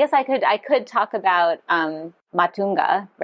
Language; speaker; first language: English; non-native, fluent; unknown